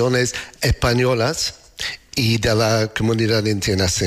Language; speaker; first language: Spanish; non-native, learner; English